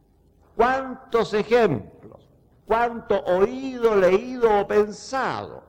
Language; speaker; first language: Spanish; native; Spanish